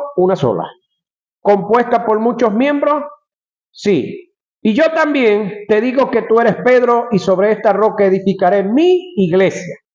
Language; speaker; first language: Spanish; native; Spanish